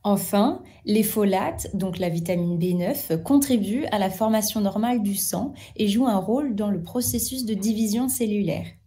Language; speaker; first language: French; native; French